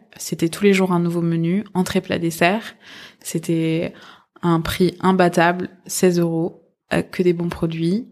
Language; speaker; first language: French; early bilingual, other home language; Persian